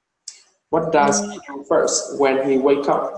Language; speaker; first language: English; non-native, learner; Vietnamese